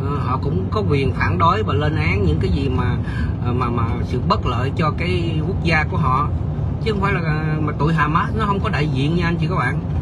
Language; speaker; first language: Vietnamese; native; Vietnamese